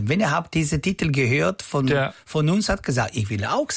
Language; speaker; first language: German; non-native, learner; Italian